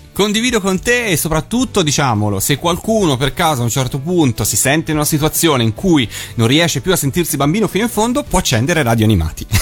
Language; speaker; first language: Italian; native; Italian